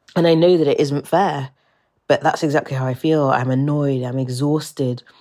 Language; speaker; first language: English; native; English